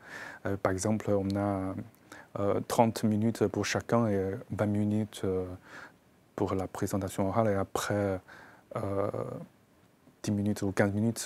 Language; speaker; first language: French; non-native, fluent; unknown